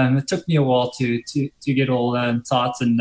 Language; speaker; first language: English; native; English